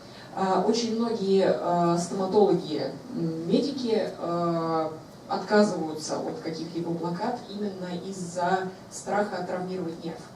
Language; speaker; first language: Russian; native; Russian